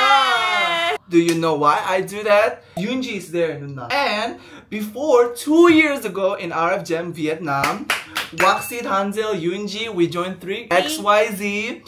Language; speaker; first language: English; non-native, fluent; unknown